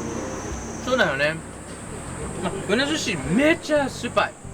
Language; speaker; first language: Japanese; non-native, fluent; English